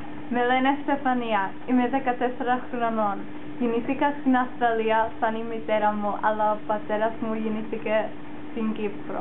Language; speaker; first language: Greek; early bilingual, heritage; English